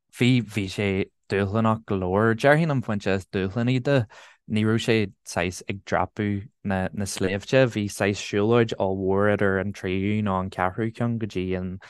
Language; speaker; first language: Irish; non-native, local second language; English